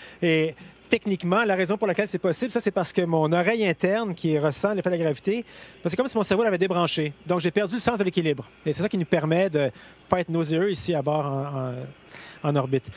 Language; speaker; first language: French; native; French